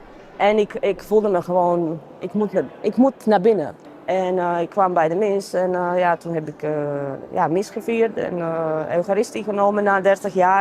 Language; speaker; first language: Dutch; non-native, fluent; Croatian